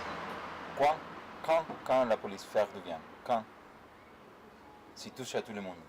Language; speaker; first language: French; non-native, learner; Spanish